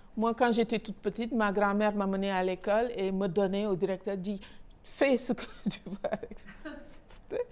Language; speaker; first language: French; non-native, local second language; Wolof